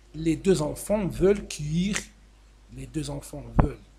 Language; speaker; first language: French; non-native, local second language; Arabic